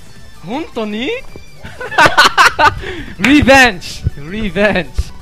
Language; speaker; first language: Japanese; non-native, learner; German